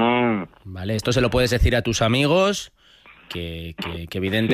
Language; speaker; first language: Spanish; native; Spanish